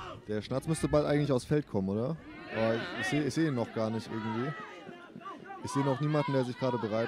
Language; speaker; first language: German; native; German